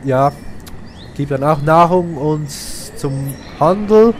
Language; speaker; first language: German; native; German